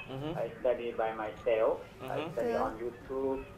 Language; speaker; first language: English; non-native, learner; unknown